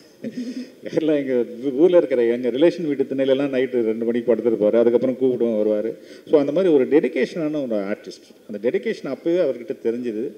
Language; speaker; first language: Tamil; native; Tamil